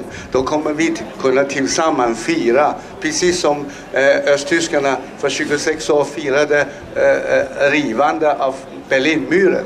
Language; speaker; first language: Swedish; non-native, fluent; Chinese